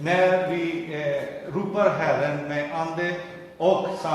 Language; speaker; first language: Swedish; non-native, fluent; Urdu